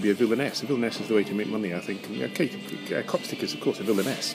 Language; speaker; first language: English; native; English